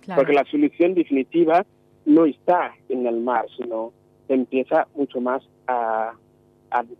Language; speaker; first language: Spanish; non-native, fluent; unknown